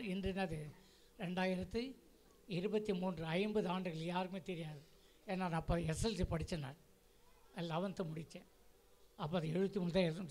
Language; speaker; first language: Tamil; native; Tamil